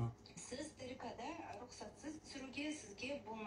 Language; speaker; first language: Kazakh; non-native, local second language; Russian